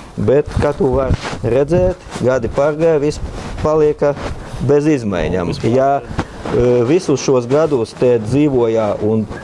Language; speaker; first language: Latvian; non-native, local second language; Russian